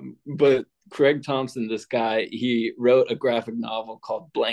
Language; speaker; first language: English; native; English